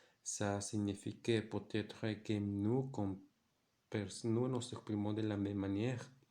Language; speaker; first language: French; non-native, learner; Spanish